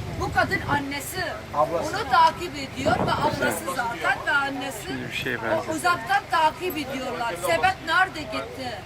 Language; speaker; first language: Turkish; non-native, learner; Arabic